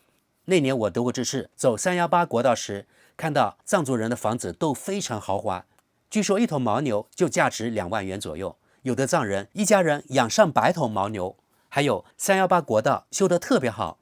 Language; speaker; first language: Chinese; native; Chinese